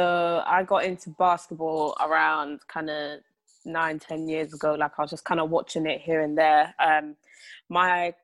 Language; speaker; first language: English; native; English